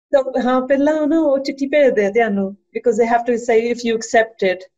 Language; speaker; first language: English; early bilingual, other home language; Punjabi